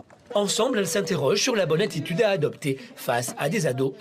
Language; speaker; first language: French; native; French